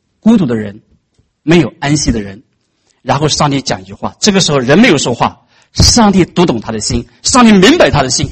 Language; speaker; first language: Chinese; native; Chinese